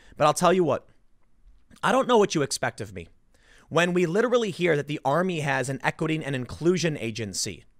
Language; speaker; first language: English; native; English